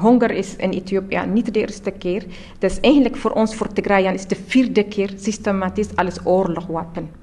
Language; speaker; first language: Dutch; non-native, learner; Tigrinya